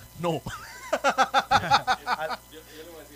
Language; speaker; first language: Spanish; native; Spanish